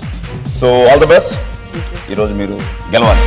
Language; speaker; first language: Telugu; native; Telugu